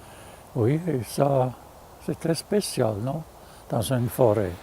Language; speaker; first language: French; non-native, fluent; German